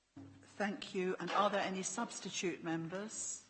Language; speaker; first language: English; native; English